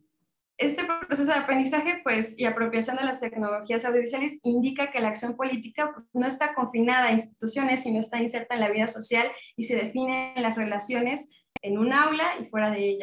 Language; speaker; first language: Spanish; native; Spanish